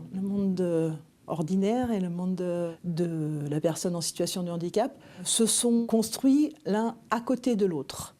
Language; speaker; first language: French; native; French